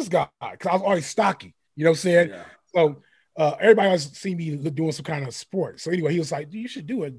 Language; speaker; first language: English; native; English